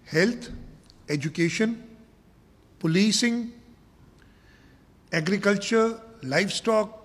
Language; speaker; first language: Urdu; non-native, local second language; Sindhi